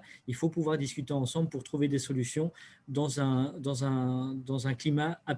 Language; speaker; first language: French; native; French